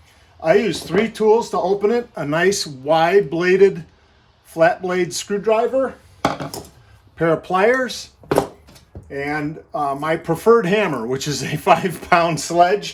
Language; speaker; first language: English; native; English